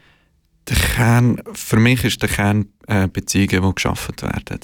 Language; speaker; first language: German; native; German